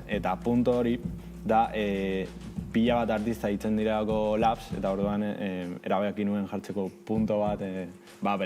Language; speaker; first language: Basque; non-native, local second language; Spanish